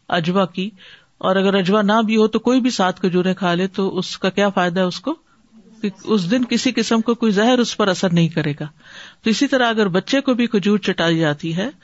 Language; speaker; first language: Urdu; native; Urdu